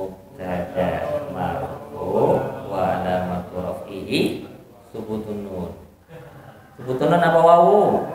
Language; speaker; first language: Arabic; non-native, fluent; Indonesian